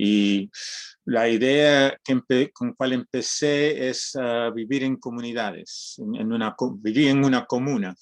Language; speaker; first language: Spanish; early bilingual, heritage; Spanish